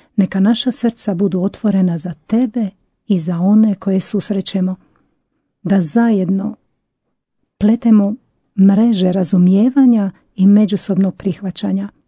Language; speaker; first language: Croatian; native; Croatian